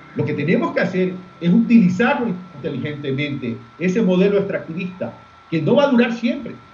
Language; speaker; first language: Spanish; native; Spanish